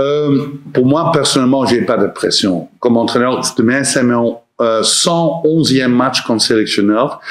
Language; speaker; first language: French; non-native, learner; Dutch